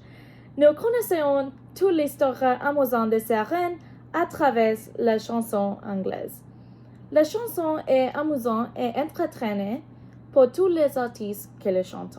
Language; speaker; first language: French; non-native, learner; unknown